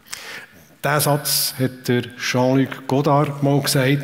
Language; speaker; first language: German; native; German